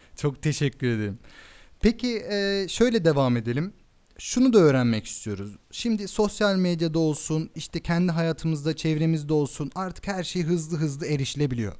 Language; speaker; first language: Turkish; early bilingual, heritage; Turkish